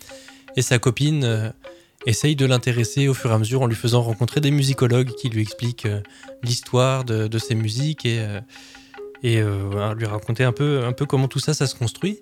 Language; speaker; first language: French; native; French